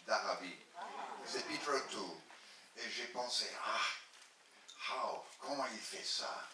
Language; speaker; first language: French; non-native, learner; English